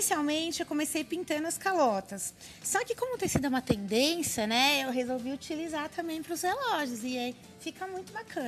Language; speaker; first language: Portuguese; native; Portuguese